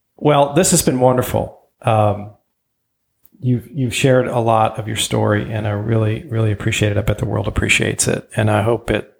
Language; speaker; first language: English; early bilingual, other home language; German